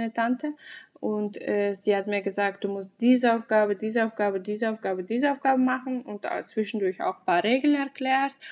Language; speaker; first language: German; non-native, fluent; Russian